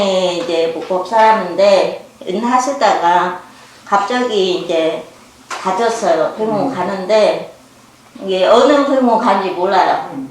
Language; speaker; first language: Korean; non-native, learner; Vietnamese